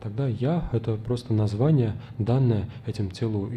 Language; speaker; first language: Russian; native; Russian